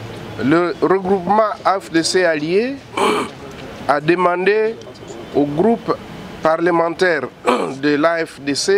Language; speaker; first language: French; non-native, local second language; Lingala